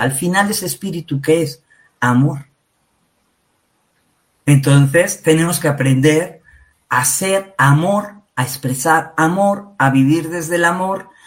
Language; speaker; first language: Spanish; native; Spanish